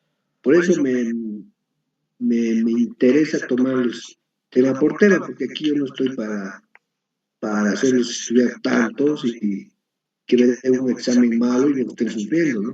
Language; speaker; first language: Spanish; native; Spanish